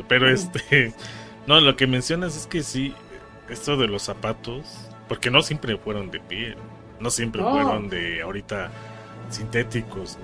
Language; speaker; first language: Spanish; native; Spanish